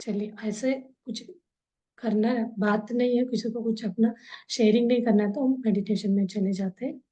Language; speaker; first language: Hindi; non-native, local second language; Kannada